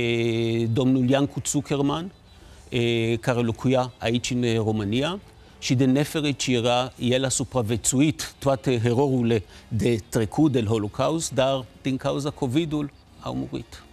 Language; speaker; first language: Romanian; non-native, fluent; Hebrew